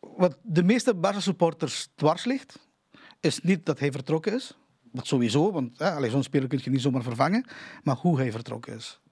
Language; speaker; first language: Dutch; non-native, fluent; Spanish